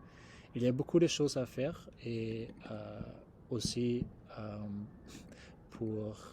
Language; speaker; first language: French; non-native, fluent; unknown